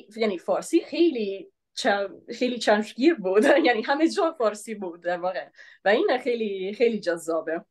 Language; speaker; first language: Persian; non-native, fluent; Italian